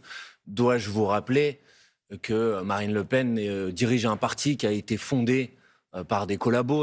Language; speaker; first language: French; native; French